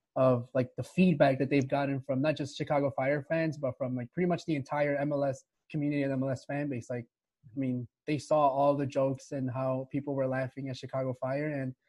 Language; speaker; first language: English; early bilingual, other home language; Spanish